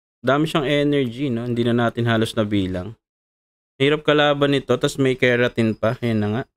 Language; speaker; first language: Filipino; native; Filipino